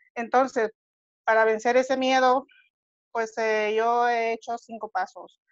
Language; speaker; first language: Spanish; native; Spanish